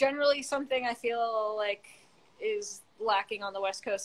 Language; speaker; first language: English; native; English